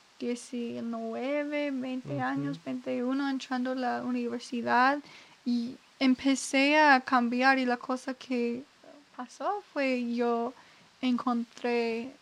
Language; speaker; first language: Spanish; non-native, learner; English